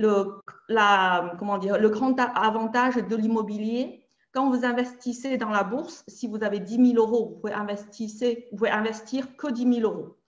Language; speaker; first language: French; native; French